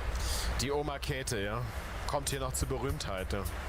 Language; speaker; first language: German; native; German